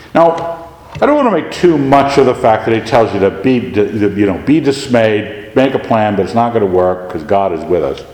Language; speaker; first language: English; native; English